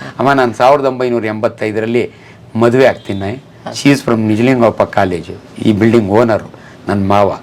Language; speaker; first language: Kannada; native; Kannada